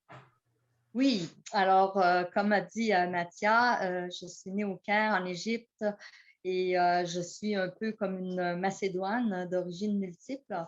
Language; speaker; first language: French; early bilingual, heritage; French